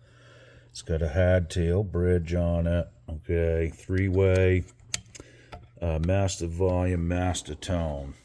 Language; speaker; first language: English; native; English